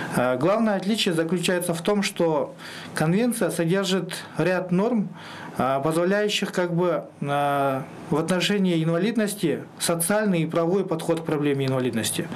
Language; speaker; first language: Russian; non-native, local second language; Kyrgyz